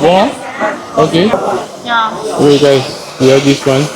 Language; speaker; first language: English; non-native, fluent; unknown